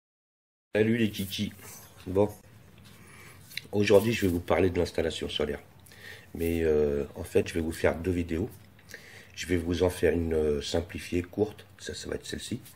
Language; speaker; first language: French; native; French